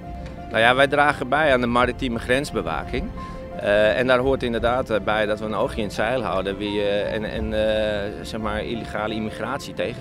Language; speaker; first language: Dutch; native; Dutch